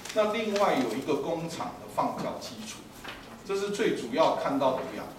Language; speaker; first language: Chinese; native; Chinese